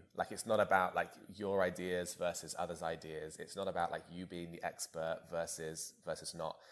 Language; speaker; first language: English; native; English